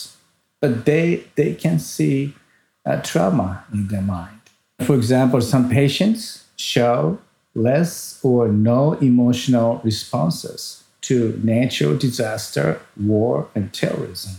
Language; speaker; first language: English; non-native, fluent; Japanese